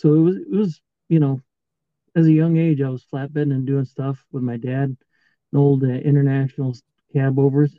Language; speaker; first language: English; native; English